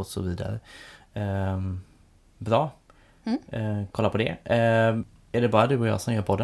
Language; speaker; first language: Swedish; native; Swedish